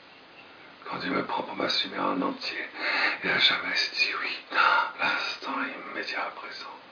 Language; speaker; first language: French; native; French